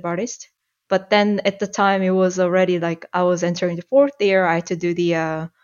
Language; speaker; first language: English; non-native, fluent; Korean